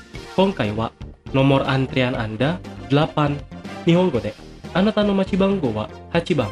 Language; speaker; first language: Japanese; non-native, fluent; Indonesian